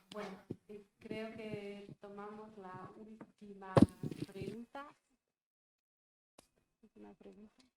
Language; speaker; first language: Spanish; non-native, fluent; German